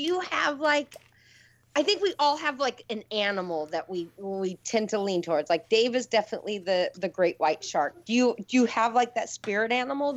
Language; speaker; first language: English; native; English